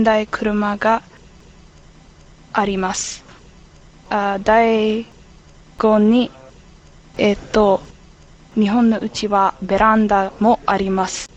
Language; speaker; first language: Japanese; non-native, learner; English